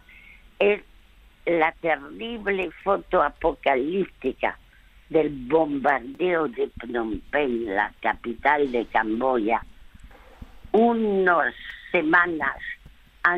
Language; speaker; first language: Spanish; early bilingual, other home language; French